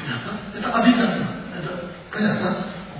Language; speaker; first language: Russian; non-native, learner; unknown